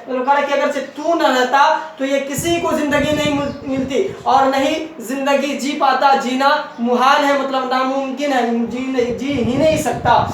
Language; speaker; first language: Urdu; native; Urdu